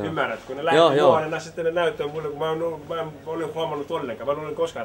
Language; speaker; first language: Finnish; early bilingual, heritage; Finnish